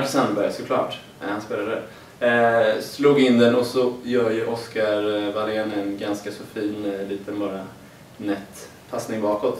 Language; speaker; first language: Swedish; native; Swedish